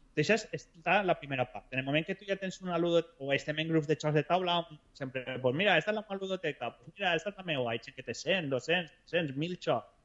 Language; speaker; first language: Spanish; non-native, local second language; Catalan